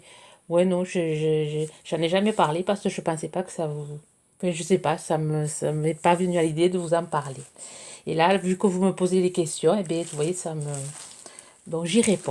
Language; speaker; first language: French; native; French